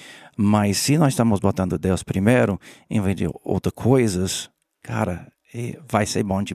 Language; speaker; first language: Portuguese; non-native, learner; English